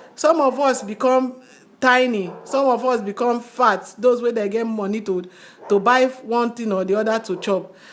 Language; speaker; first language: Nigerian Pidgin; non-native, local second language; Yoruba